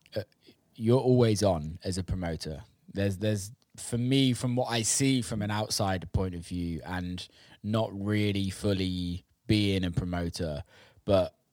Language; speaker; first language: English; native; English